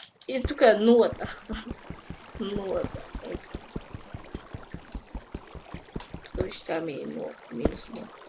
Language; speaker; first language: Bulgarian; native; Bulgarian